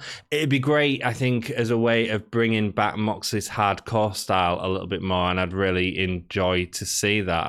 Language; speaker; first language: English; native; English